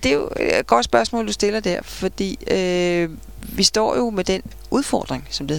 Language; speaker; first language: Danish; native; Danish